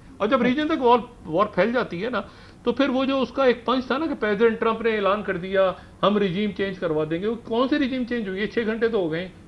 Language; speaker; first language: Urdu; native; Urdu